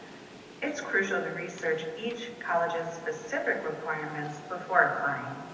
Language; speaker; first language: English; native; English